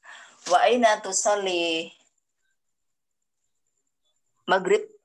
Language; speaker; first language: Arabic; non-native, learner; Indonesian